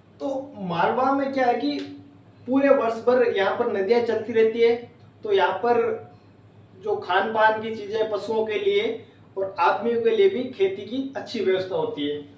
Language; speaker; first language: Hindi; native; Hindi